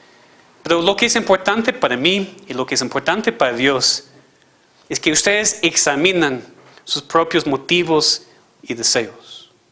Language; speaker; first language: Spanish; non-native, fluent; English